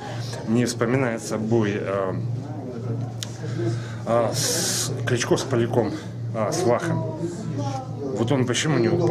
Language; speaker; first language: Russian; native; Russian